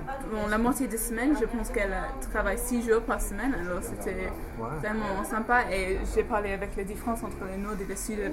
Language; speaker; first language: French; non-native, fluent; English